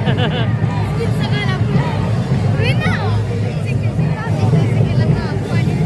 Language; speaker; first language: French; native; French